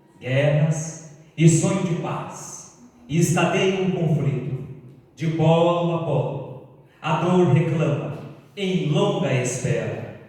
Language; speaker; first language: Portuguese; native; Portuguese